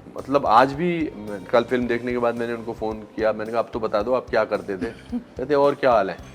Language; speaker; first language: Hindi; native; Hindi